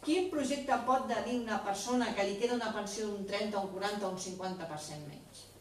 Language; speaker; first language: Catalan; non-native, local second language; Spanish